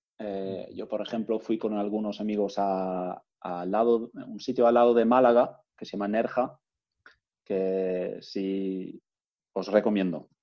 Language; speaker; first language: Spanish; non-native, fluent; English